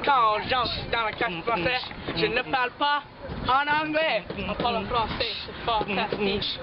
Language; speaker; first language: French; non-native, learner; English